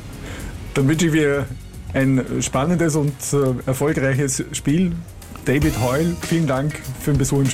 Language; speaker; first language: German; native; German